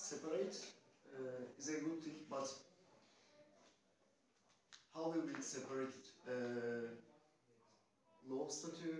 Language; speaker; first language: English; non-native, learner; Turkish